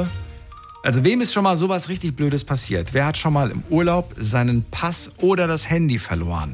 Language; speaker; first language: German; native; German